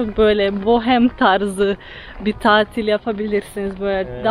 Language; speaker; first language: Turkish; non-native, fluent; Slovenian